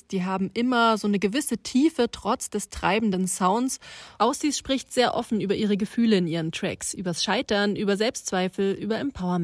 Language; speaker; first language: German; native; German